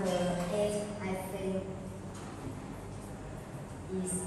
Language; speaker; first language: English; non-native, learner; Vietnamese